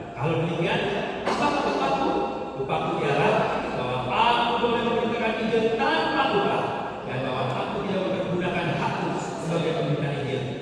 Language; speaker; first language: Indonesian; native; Indonesian